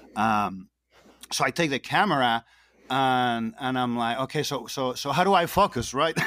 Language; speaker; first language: English; non-native, fluent; Spanish